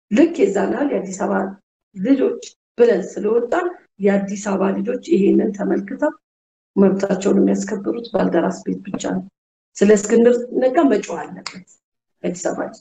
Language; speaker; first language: Amharic; native; Amharic